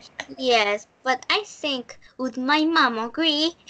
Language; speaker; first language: English; non-native, learner; Korean